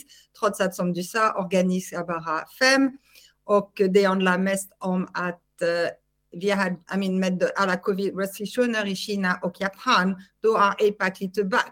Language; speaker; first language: Swedish; non-native, fluent; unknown